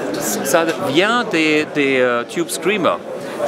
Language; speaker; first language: French; non-native, learner; German